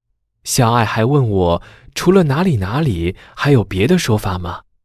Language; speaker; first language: Chinese; native; Chinese